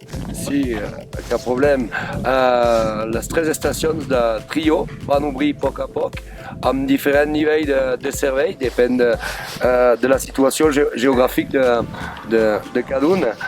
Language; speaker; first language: Catalan; non-native, fluent; French